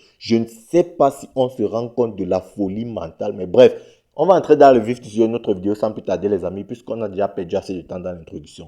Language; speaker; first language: French; native; French